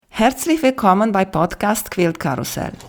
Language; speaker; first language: German; non-native, fluent; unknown